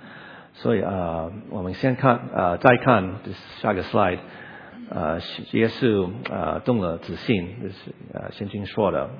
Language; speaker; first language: Chinese; non-native, learner; English